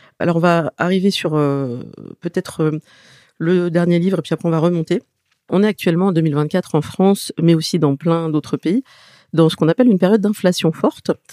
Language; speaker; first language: French; native; French